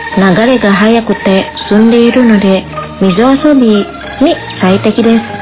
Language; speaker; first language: Japanese; non-native, fluent; Indonesian